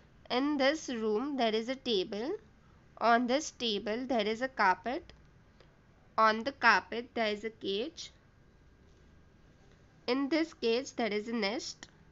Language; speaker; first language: English; non-native, local second language; Hindi